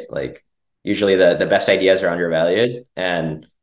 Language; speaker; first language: English; native; English